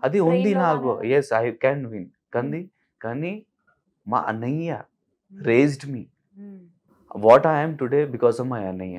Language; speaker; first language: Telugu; non-native, local second language; Hindi